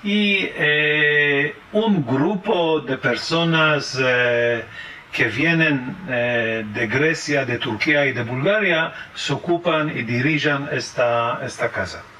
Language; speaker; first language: Spanish; early bilingual, heritage; French